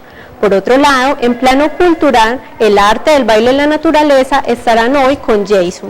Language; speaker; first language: Spanish; native; Spanish